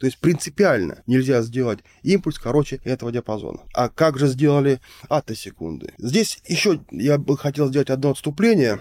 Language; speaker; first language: Russian; native; Russian